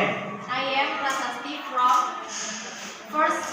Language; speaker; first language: English; non-native, learner; Indonesian